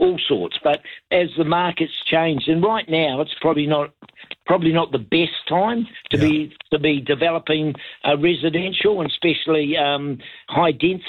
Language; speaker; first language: English; native; English